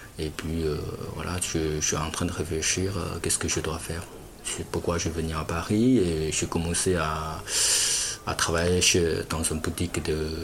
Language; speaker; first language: French; non-native, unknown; Chinese